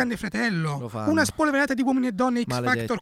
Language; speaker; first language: Italian; native; Italian